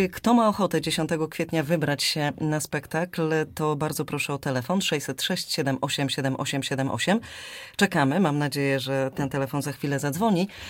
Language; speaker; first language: Polish; native; Polish